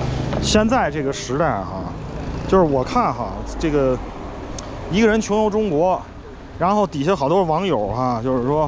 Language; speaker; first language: Chinese; native; Chinese